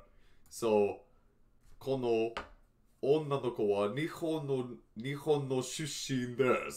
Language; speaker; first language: Japanese; non-native, learner; English